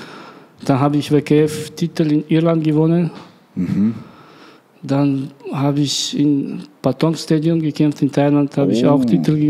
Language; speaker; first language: German; non-native, learner; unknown